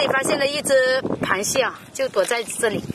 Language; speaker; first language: Chinese; native; Chinese